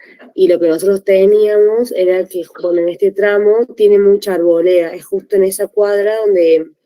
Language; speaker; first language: Spanish; native; Spanish